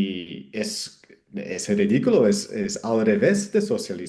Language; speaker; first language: Spanish; non-native, fluent; English